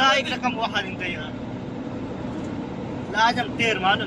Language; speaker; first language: Arabic; non-native, learner; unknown